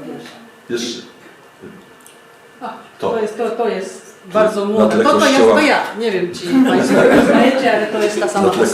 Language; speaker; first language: Polish; non-native, fluent; Japanese